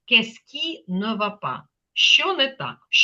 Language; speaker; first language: French; non-native, fluent; Ukrainian